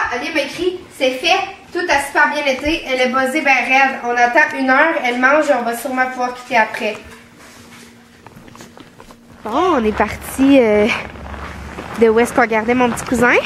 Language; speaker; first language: French; native; French